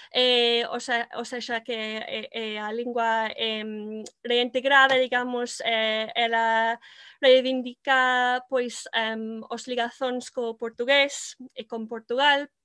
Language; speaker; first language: Galician; non-native, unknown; English